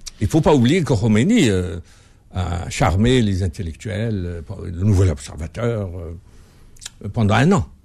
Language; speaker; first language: French; non-native, local second language; Arabic